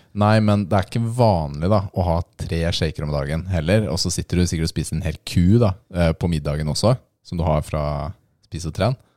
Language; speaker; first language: Norwegian; native; Norwegian